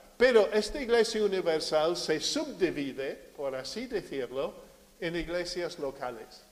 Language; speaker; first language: Spanish; non-native, fluent; English